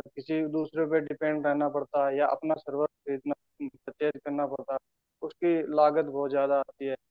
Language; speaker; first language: Hindi; native; Hindi